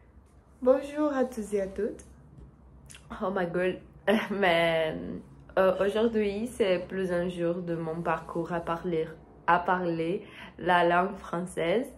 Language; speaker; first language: French; non-native, learner; Portuguese